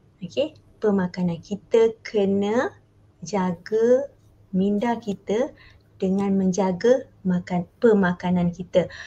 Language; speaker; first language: Malay; native; Malay